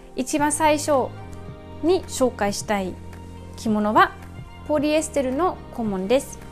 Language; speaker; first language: Japanese; non-native, fluent; English